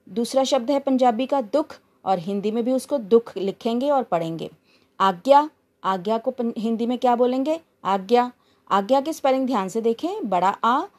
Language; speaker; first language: Hindi; non-native, local second language; Punjabi